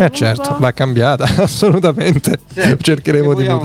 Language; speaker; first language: Italian; native; Italian